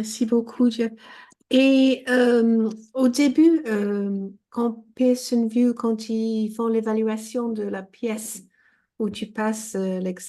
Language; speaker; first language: French; non-native, fluent; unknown